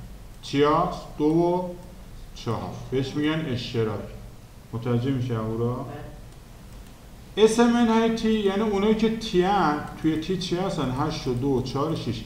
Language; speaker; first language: Persian; native; Persian